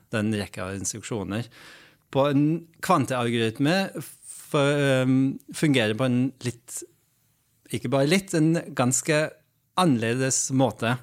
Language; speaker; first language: Norwegian; non-native, fluent; Dutch